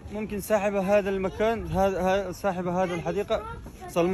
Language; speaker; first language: Arabic; non-native, learner; Russian